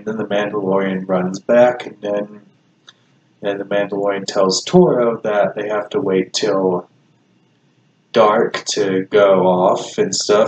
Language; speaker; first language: English; native; English